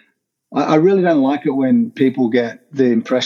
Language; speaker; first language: English; native; English